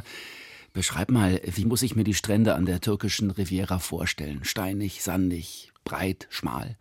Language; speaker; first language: German; native; German